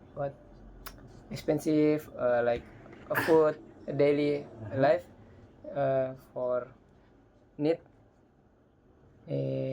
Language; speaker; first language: English; non-native, learner; Indonesian